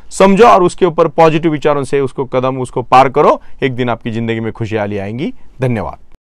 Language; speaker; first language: Hindi; non-native, local second language; Marathi